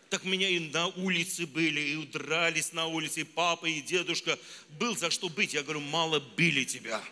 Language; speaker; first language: Russian; non-native, local second language; Armenian